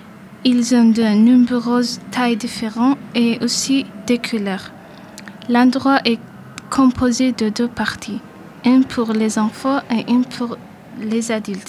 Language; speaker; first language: French; non-native, learner; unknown